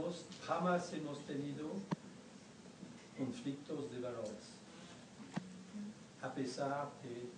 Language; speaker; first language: Spanish; non-native, fluent; French